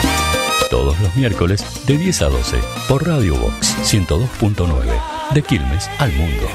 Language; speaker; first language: Spanish; native; Spanish